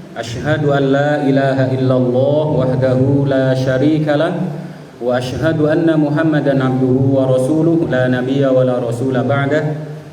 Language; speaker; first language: Indonesian; non-native, local second language; Madurese